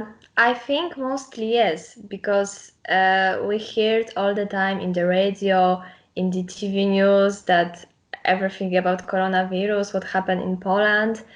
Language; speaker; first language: English; non-native, learner; Polish